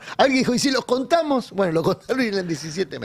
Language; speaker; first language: Spanish; native; Spanish